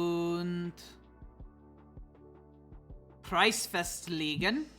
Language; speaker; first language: German; non-native, learner; English